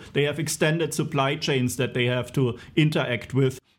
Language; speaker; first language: English; non-native, fluent; German